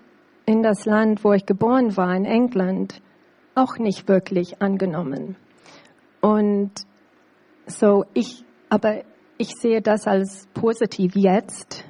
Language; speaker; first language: German; non-native, learner; English